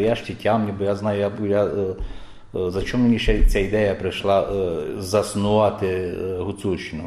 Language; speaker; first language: Ukrainian; early bilingual, heritage; Ukrainian